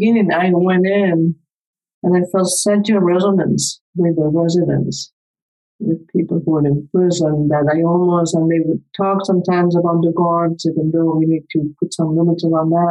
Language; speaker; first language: English; non-native, fluent; Spanish